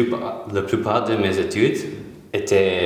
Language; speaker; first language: French; non-native, learner; English